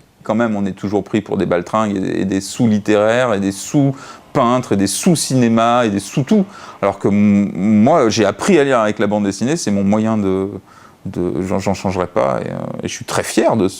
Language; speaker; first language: French; native; French